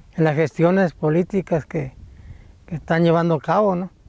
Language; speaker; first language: Spanish; native; Spanish